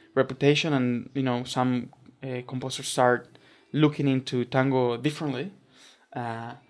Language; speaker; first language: English; non-native, fluent; Spanish